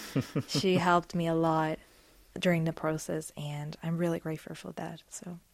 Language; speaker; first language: English; non-native, fluent; Polish